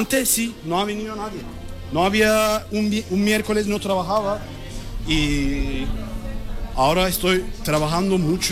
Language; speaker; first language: Spanish; non-native, learner; Turkish